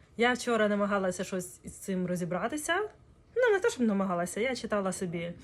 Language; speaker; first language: Ukrainian; non-native, local second language; Russian